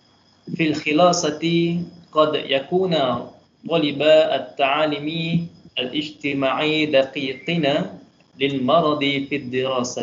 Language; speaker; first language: Arabic; non-native, learner; Malay